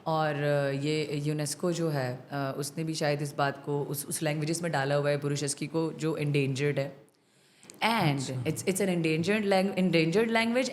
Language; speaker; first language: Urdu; non-native, local second language; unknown